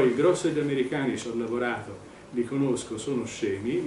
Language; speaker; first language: Italian; native; Italian